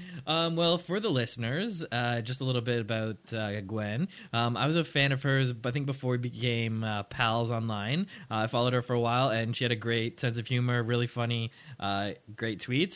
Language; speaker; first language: English; native; English